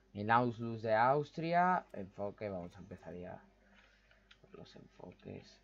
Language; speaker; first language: Spanish; native; Spanish